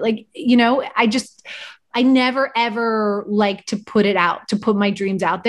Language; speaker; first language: English; native; English